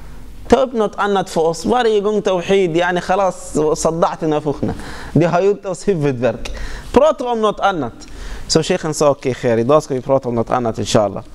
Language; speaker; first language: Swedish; non-native, fluent; Arabic